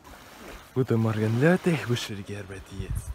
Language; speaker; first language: German; non-native, learner; Russian